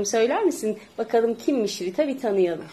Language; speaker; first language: Turkish; native; Turkish